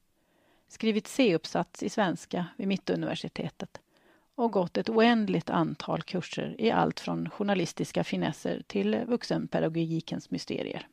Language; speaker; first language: Swedish; native; Swedish